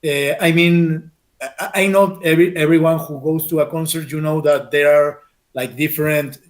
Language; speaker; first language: English; non-native, fluent; Spanish